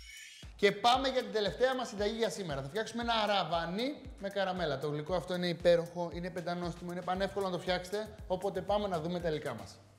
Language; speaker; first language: Greek; native; Greek